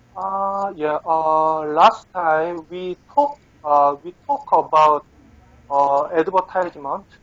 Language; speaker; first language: English; non-native, learner; Korean